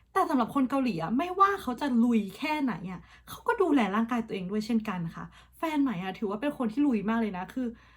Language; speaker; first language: Thai; early bilingual, heritage; Thai